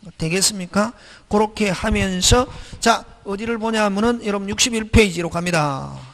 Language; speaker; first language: Korean; native; Korean